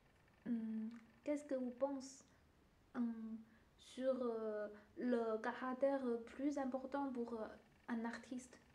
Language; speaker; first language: French; non-native, learner; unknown